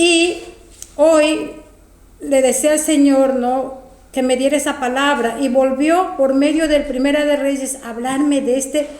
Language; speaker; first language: Spanish; native; Spanish